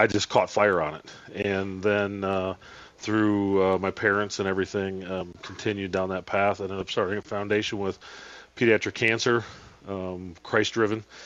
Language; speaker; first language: English; native; English